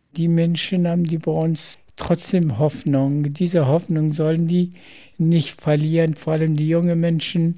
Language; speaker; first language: German; non-native, fluent; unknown